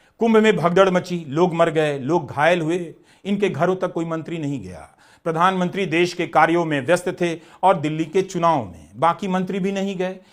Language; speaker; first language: Hindi; non-native, local second language; Bhojpuri